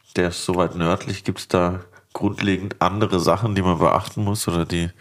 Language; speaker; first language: German; native; German